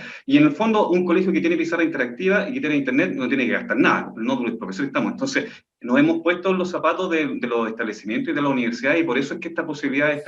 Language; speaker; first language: Spanish; native; Spanish